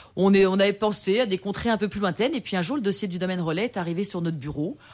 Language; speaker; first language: French; native; French